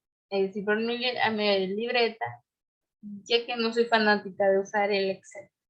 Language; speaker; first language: Spanish; native; Spanish